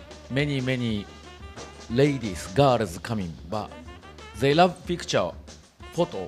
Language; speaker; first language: English; non-native, learner; Japanese